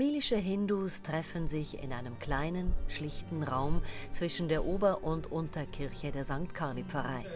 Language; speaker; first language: German; native; German